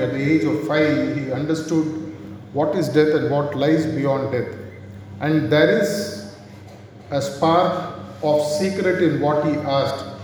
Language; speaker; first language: English; non-native, local second language; Tamil